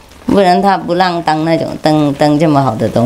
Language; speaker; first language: Chinese; non-native, fluent; Vietnamese